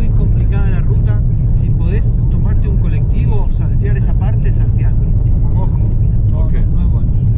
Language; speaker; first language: Spanish; native; Spanish